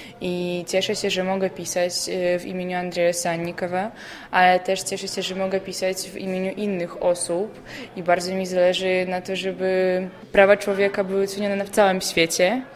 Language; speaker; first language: Polish; non-native, fluent; Belarusian